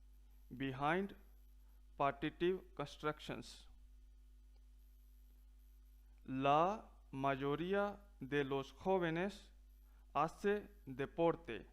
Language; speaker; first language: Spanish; non-native, fluent; Punjabi